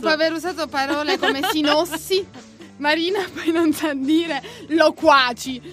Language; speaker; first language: Italian; native; Italian